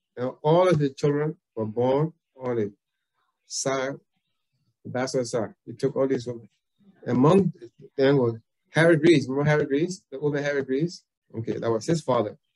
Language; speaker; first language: English; native; English